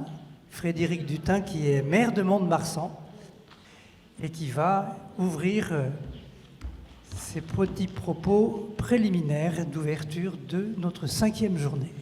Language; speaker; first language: French; native; French